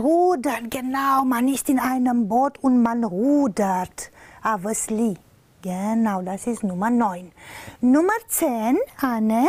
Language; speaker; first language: German; non-native, fluent; Romanian